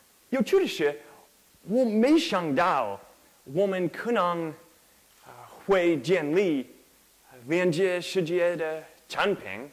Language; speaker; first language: Chinese; non-native, learner; English